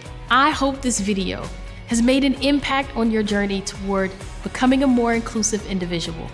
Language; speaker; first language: English; native; English